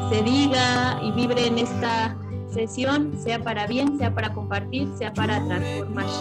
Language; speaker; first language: Spanish; native; Spanish